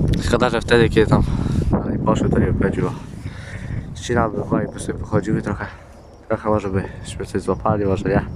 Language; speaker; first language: Polish; native; Polish